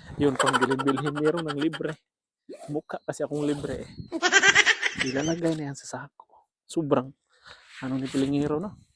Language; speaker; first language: Filipino; non-native, local second language; Cebuano